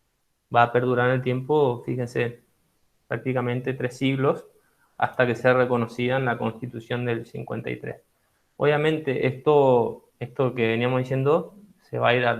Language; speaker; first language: Spanish; native; Spanish